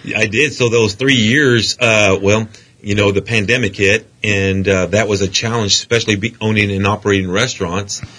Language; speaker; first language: English; native; English